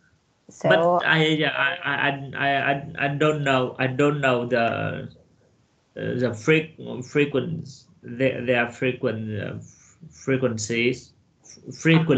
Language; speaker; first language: English; non-native, learner; Vietnamese